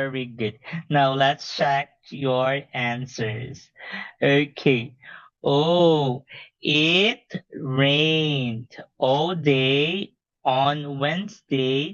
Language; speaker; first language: English; non-native, fluent; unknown